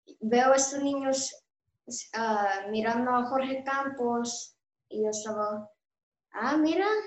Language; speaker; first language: Spanish; early bilingual, heritage; Spanish